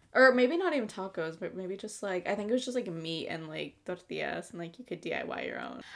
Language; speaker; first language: English; early bilingual, other home language; Spanish